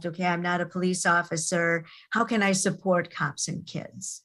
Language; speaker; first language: English; native; English